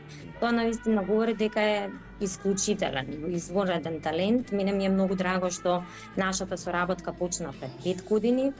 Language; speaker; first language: Macedonian; native; Macedonian